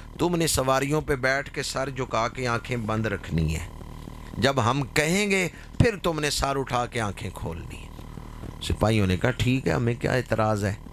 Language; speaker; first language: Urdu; non-native, local second language; Punjabi